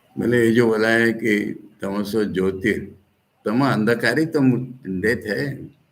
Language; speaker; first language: Hindi; non-native, local second language; Bangla